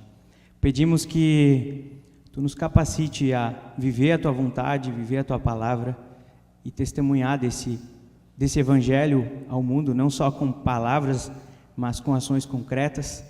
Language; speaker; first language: Portuguese; native; Portuguese